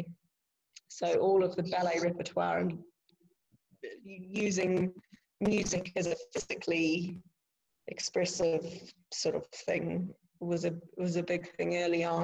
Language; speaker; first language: English; native; English